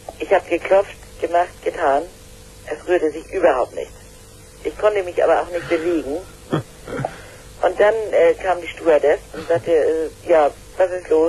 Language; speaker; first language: German; native; German